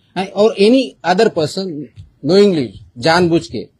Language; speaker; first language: Hindi; non-native, local second language; Marathi